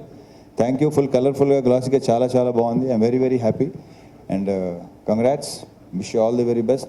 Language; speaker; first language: Telugu; native; Telugu